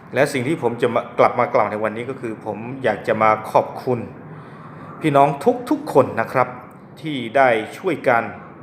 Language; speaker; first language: Thai; non-native, local second language; S'gaw Karen